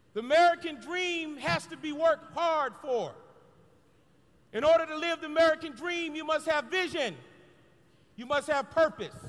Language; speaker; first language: English; native; English